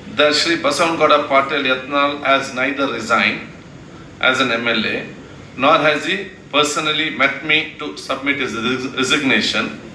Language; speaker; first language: English; non-native, local second language; Kannada